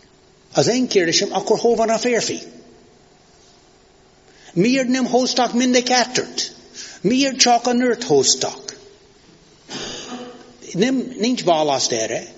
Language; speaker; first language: Hungarian; non-native, fluent; English